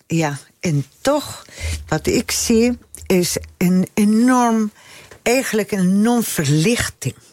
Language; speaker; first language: Dutch; non-native, fluent; Spanish